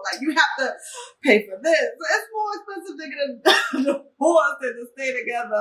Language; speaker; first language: English; native; English